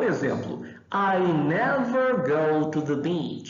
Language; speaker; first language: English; non-native, fluent; Portuguese